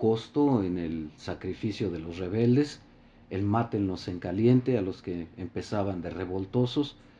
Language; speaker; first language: Spanish; native; Spanish